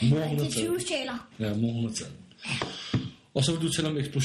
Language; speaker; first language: Danish; native; Danish